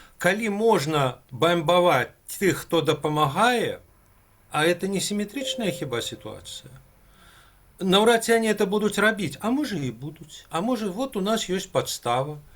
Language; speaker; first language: Belarusian; non-native, local second language; Russian